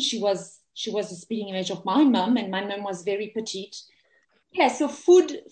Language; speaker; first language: English; non-native, fluent; French